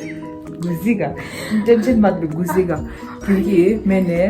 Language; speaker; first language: Hindi; non-native, local second language; Tibetan